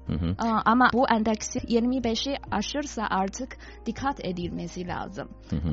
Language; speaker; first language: Turkish; non-native, fluent; Chinese